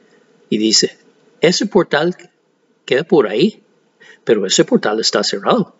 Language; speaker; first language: Spanish; non-native, fluent; English